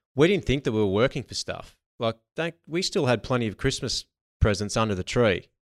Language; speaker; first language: English; native; English